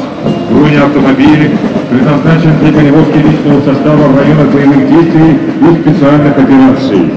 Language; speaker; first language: Russian; native; Russian